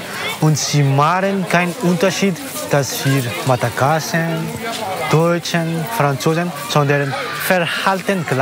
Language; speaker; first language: German; non-native, learner; Malagasy